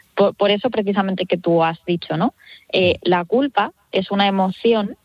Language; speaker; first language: Spanish; native; Spanish